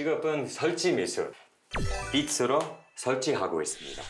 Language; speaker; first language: Korean; non-native, fluent; English